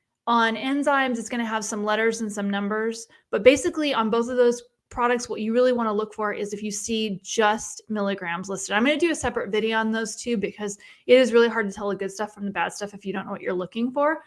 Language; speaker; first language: English; native; English